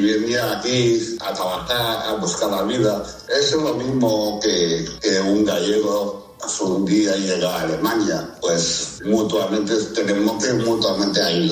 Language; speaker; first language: Spanish; non-native, fluent; Chinese